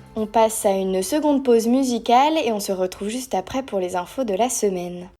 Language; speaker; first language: French; native; French